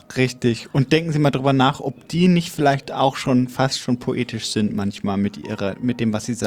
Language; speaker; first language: German; native; German